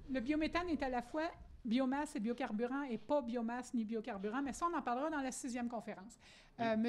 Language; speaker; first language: French; native; French